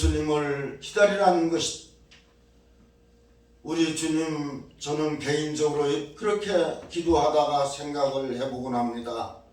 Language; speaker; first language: Korean; native; Korean